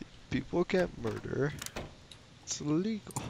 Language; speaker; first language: English; native; English